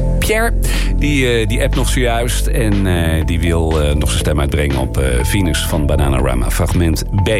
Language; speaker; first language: Dutch; native; Dutch